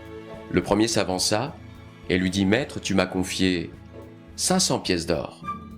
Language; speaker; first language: French; native; French